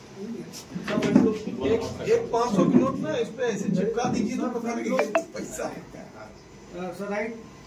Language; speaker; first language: Hindi; non-native, local second language; Marathi